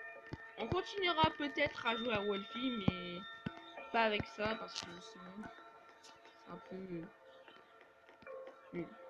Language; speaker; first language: French; native; French